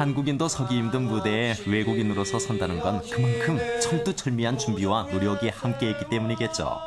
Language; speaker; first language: Korean; native; Korean